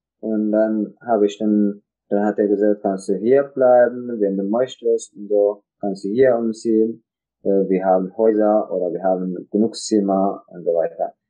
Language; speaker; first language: German; non-native, learner; Tigrinya